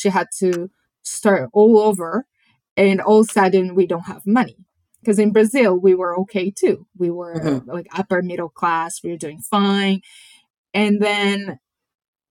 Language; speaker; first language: English; non-native, fluent; Japanese